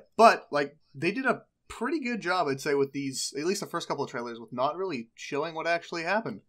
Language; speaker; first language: English; native; English